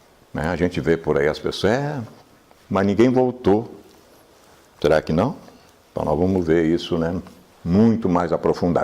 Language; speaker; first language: Portuguese; native; Portuguese